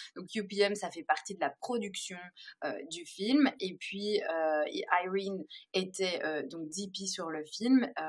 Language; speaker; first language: French; native; French